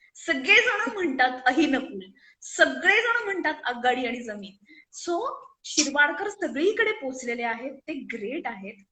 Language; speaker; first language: Marathi; native; Marathi